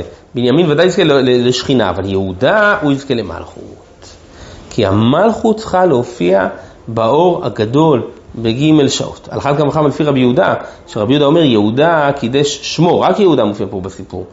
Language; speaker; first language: Hebrew; native; Hebrew